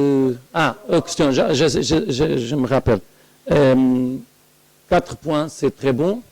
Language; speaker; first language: French; non-native, learner; Portuguese